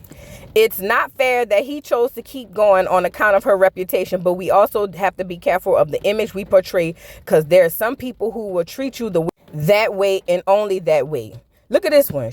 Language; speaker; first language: English; native; English